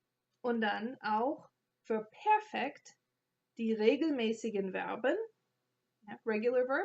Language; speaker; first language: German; non-native, fluent; English